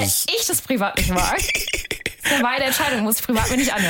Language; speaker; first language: German; native; German